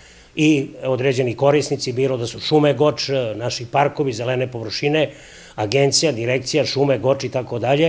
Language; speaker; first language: Serbian; native; Serbian